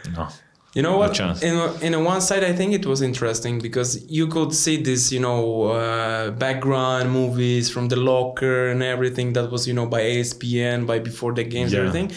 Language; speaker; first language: English; non-native, learner; Polish